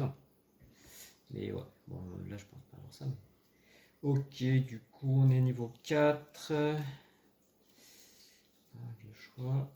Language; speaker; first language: French; native; French